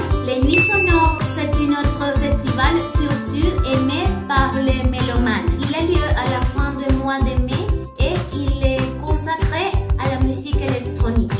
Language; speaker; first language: French; non-native, learner; Spanish